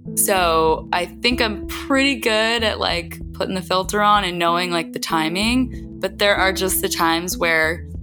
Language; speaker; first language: English; native; English